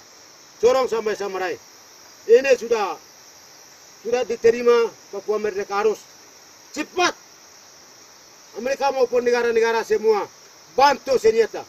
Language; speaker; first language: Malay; non-native, local second language; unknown